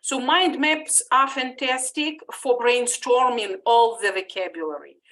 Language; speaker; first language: English; non-native, fluent; Ukrainian